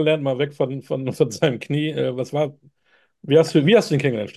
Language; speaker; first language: German; native; German